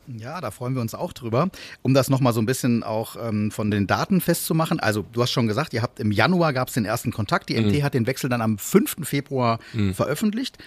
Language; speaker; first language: German; native; German